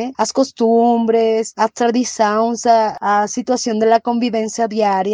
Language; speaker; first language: Portuguese; non-native, fluent; Spanish